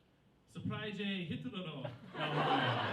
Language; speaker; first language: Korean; non-native, learner; English